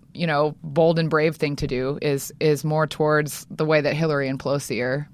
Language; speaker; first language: English; native; English